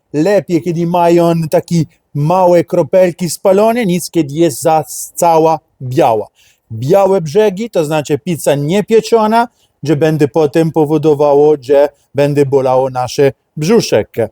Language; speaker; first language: Polish; non-native, learner; Italian